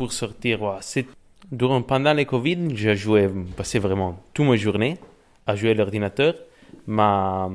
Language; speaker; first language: French; non-native, learner; Italian